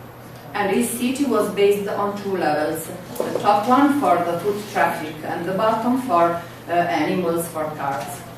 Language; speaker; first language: English; non-native, fluent; Italian